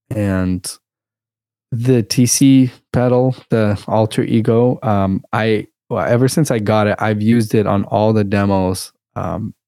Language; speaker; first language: English; early bilingual, other home language; Russian